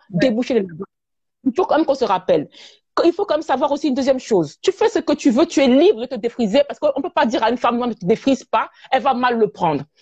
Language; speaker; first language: French; native; French